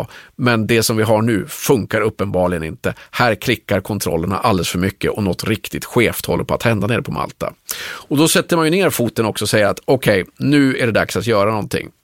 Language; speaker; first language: Swedish; native; Swedish